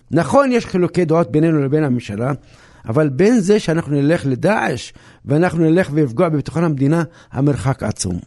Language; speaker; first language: Hebrew; non-native, local second language; Arabic